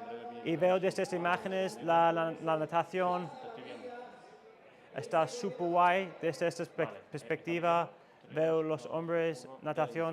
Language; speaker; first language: Spanish; non-native, learner; English